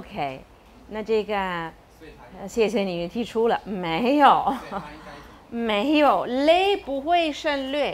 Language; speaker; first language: Chinese; non-native, fluent; Italian